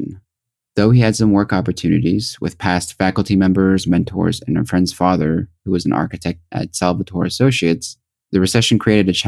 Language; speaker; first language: English; native; English